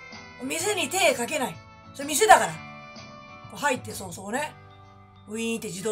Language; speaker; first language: Japanese; native; Japanese